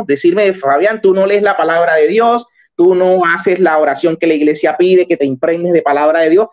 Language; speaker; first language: Spanish; native; Spanish